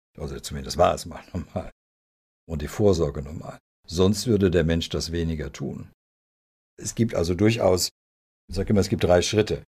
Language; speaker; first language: German; early bilingual, other home language; Serbian